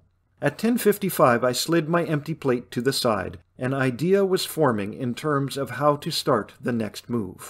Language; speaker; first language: English; native; English